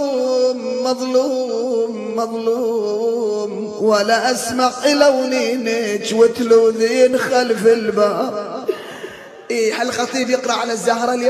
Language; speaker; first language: Arabic; native; Arabic